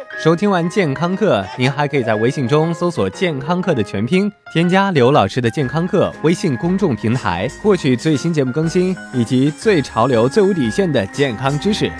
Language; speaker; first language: Chinese; native; Chinese